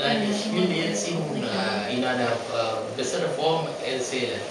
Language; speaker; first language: German; non-native, learner; Sinhala